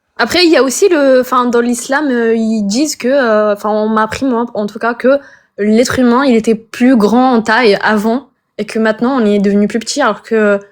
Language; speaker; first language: French; early bilingual, other home language; Arabic